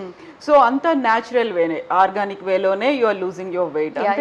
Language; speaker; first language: Telugu; native; Telugu